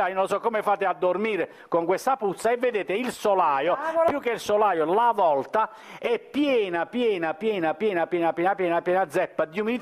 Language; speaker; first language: Italian; native; Italian